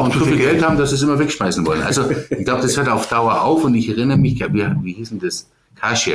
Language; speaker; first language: German; native; German